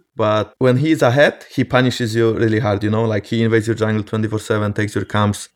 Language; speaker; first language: English; non-native, fluent; Polish